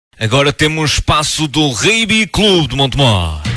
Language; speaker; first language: Portuguese; native; Portuguese